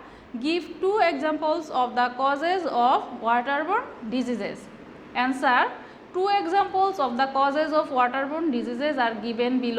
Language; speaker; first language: English; non-native, local second language; Bangla